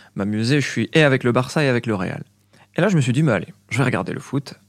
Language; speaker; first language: French; non-native, local second language; Arabic